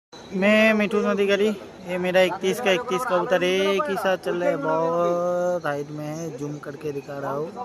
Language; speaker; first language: Hindi; non-native, local second language; Bangla